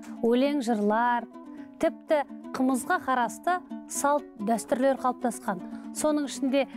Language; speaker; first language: Kazakh; native; Kazakh